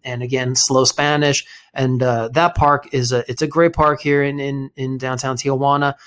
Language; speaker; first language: English; native; English